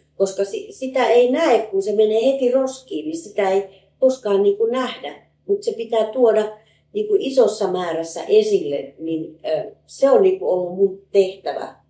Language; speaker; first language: Finnish; native; Finnish